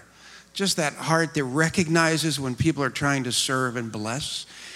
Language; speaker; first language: English; native; English